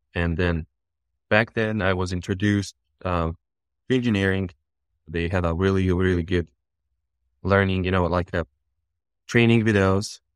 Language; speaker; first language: English; non-native, fluent; Bosnian